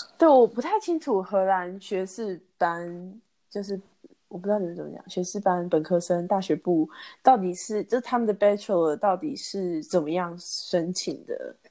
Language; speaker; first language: Chinese; native; Chinese